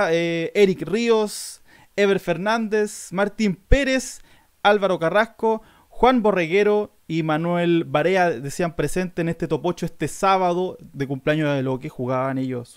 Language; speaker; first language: Spanish; native; Spanish